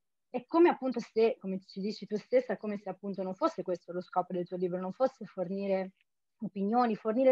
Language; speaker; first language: Italian; native; Italian